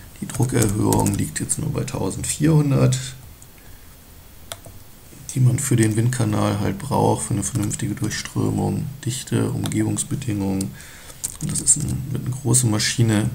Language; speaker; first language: German; native; German